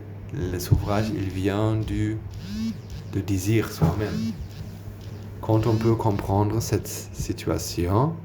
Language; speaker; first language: French; non-native, learner; German